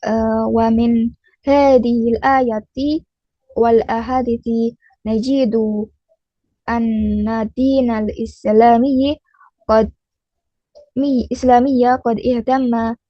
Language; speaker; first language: Arabic; non-native, learner; Indonesian